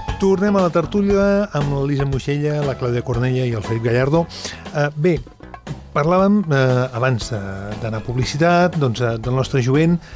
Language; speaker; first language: Catalan; native; Catalan